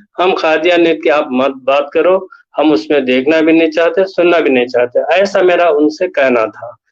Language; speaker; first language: Urdu; native; Urdu